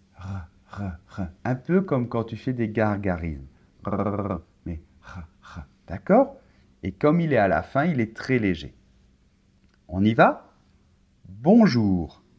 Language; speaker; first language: French; native; French